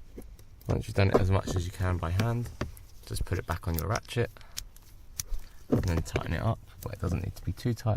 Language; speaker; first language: English; native; English